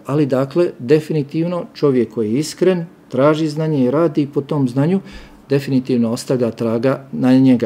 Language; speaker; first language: Serbian; native; Serbian